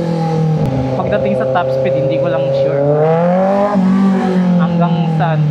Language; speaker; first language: Filipino; native; Filipino